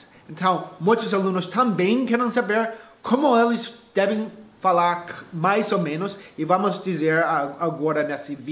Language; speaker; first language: Portuguese; non-native, fluent; English